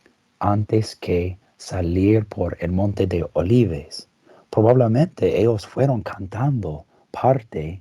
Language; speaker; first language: Spanish; non-native, fluent; English